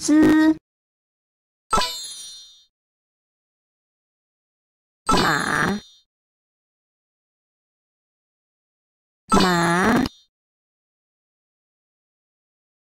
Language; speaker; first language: Chinese; non-native, learner; English